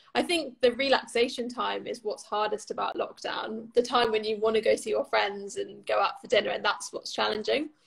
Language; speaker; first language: English; native; English